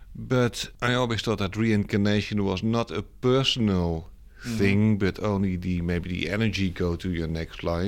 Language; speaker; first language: English; non-native, fluent; Dutch